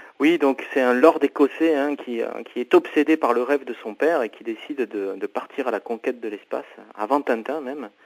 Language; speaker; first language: French; non-native, fluent; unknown